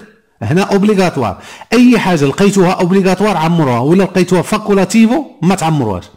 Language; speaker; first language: Arabic; native; Arabic